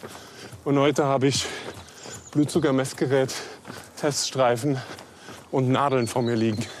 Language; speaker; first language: German; native; German